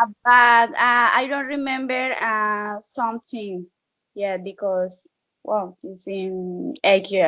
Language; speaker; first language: English; non-native, learner; Spanish